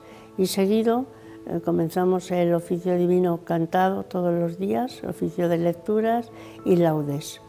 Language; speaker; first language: Spanish; native; Spanish